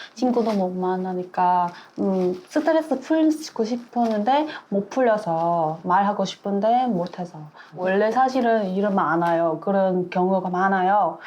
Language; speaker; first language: Korean; non-native, fluent; Vietnamese